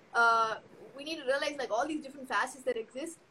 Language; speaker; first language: English; non-native, local second language; Tamil